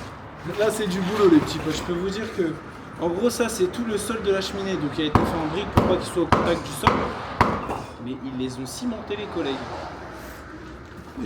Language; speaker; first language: French; native; French